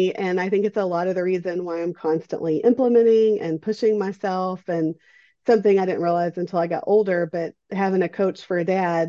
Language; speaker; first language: English; native; English